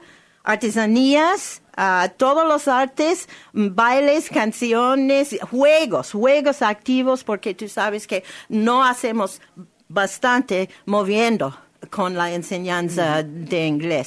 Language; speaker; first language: Spanish; non-native, learner; English